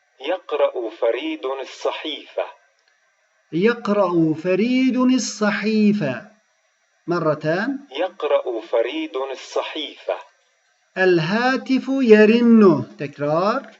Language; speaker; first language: Arabic; non-native, fluent; Turkish